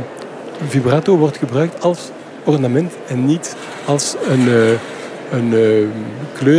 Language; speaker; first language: Dutch; non-native, fluent; French